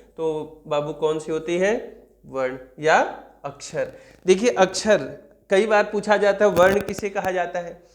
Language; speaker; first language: Hindi; native; Hindi